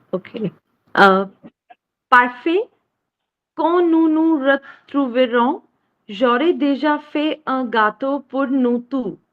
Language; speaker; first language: French; non-native, learner; Hindi